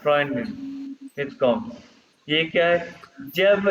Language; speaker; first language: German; non-native, fluent; Urdu